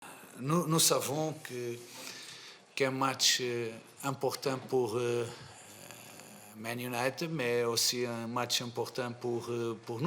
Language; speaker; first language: French; non-native, fluent; Portuguese